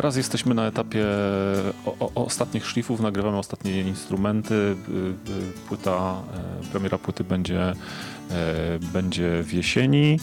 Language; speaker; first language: Polish; native; Polish